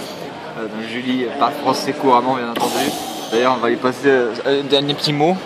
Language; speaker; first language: French; native; French